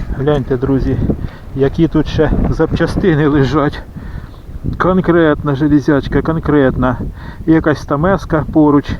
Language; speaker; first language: Ukrainian; non-native, local second language; Russian